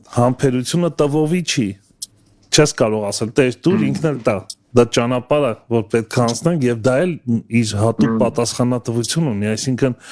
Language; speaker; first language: Armenian; native; Armenian